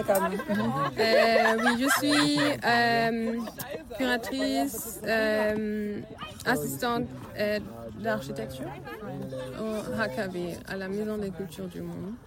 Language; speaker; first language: French; early bilingual, heritage; French